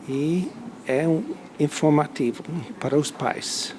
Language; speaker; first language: Portuguese; non-native, fluent; English